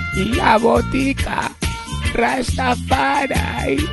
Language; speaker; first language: Spanish; native; Spanish